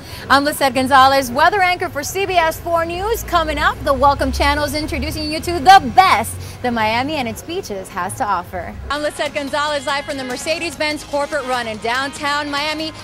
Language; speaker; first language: English; early bilingual, other home language; Spanish